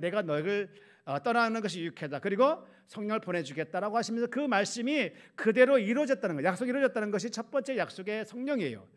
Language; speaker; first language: Korean; native; Korean